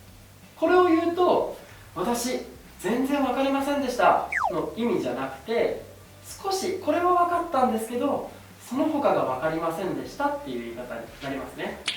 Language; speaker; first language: Japanese; native; Japanese